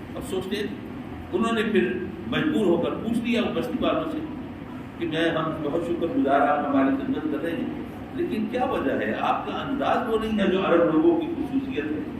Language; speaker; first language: Urdu; native; Urdu